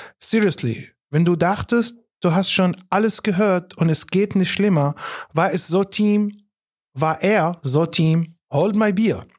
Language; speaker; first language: German; non-native, fluent; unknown